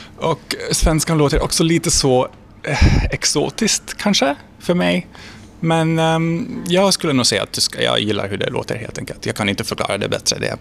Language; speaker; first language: Swedish; non-native, fluent; Hungarian